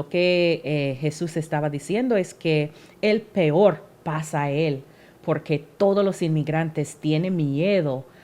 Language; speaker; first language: Spanish; non-native, learner; English